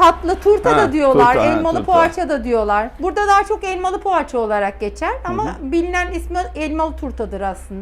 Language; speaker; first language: Turkish; native; Turkish